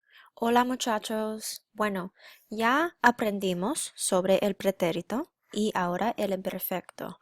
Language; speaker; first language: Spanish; non-native, fluent; English